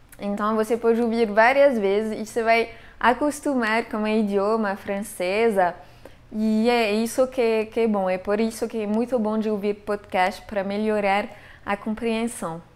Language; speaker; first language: Portuguese; non-native, fluent; French